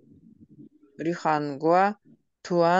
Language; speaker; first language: Korean; non-native, learner; Kyrgyz